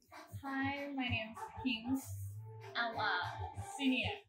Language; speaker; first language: English; non-native, learner; Thai